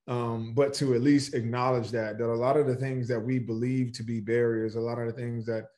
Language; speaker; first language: English; native; English